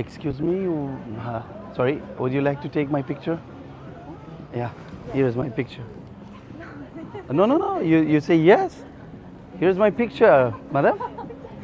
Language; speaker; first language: English; non-native, learner; Persian